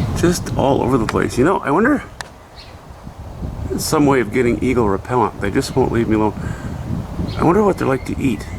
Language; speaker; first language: English; native; English